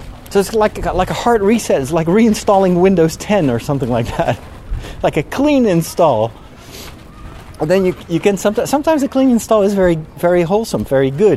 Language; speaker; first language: English; non-native, fluent; Dutch